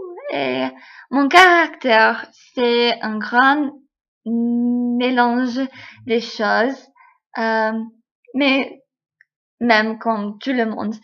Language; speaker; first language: French; non-native, learner; English